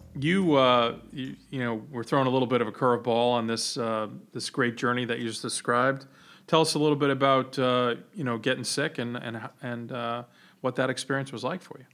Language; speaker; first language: English; native; English